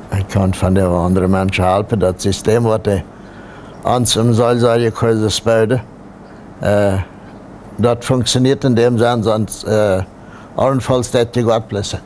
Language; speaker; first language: German; non-native, local second language; Plautdietsch